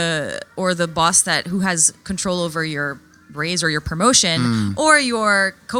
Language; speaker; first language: English; non-native, local second language; French